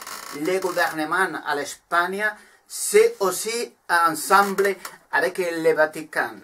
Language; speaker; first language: French; non-native, learner; Spanish